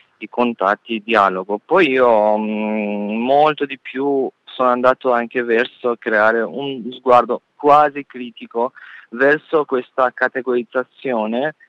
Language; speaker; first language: Italian; non-native, fluent; Persian